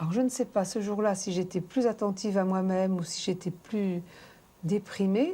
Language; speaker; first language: French; native; French